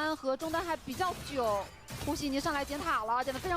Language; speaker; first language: Chinese; native; Chinese